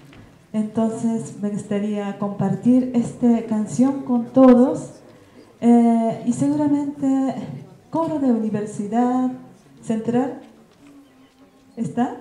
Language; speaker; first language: Spanish; non-native, learner; Japanese